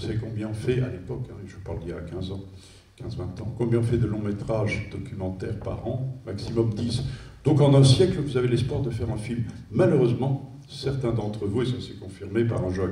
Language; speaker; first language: French; native; French